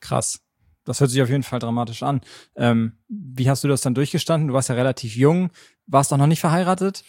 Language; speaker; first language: German; native; German